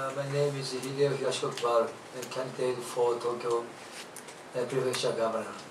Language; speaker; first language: English; non-native, learner; Japanese